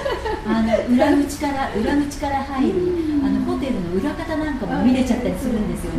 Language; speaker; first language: Japanese; native; Japanese